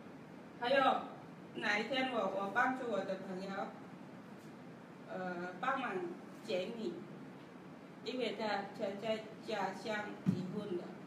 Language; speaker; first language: Chinese; non-native, learner; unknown